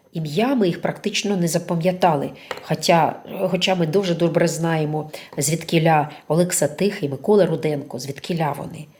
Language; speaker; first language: Ukrainian; non-native, local second language; Russian